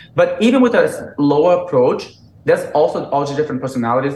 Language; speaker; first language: English; non-native, fluent; Portuguese